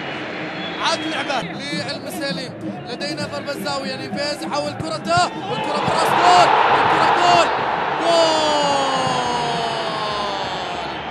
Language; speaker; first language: Arabic; native; Arabic